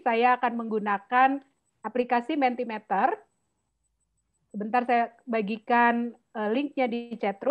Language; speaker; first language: Indonesian; native; Indonesian